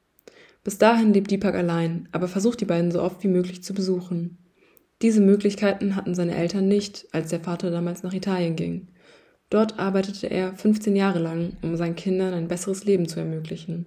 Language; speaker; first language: German; native; German